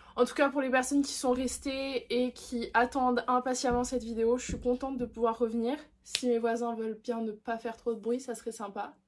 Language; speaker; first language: French; early bilingual, other home language; Portuguese